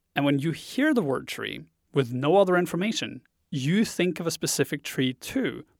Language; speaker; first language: English; non-native, fluent; Norwegian